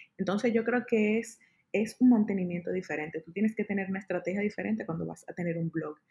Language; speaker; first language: Spanish; native; Spanish